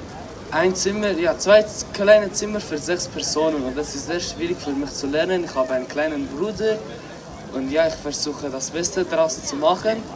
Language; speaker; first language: German; early bilingual, other home language; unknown